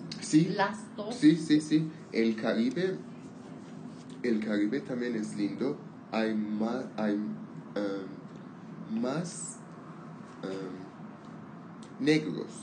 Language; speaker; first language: Spanish; non-native, learner; Armenian